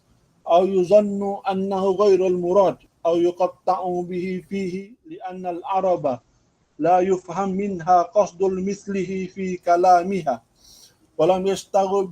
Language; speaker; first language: Arabic; non-native, fluent; Malay